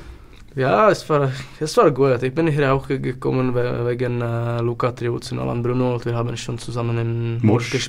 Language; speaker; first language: German; non-native, learner; Czech